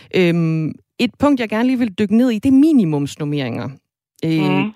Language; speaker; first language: Danish; native; Danish